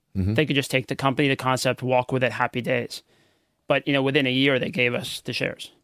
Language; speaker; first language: English; native; English